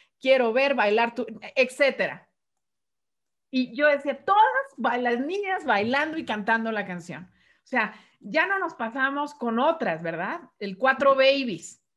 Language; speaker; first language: Spanish; native; Spanish